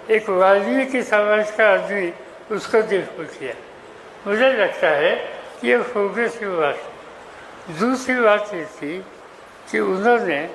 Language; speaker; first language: Hindi; non-native, local second language; Marathi